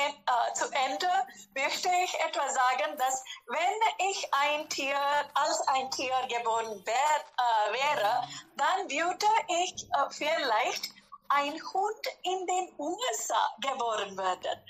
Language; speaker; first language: German; non-native, fluent; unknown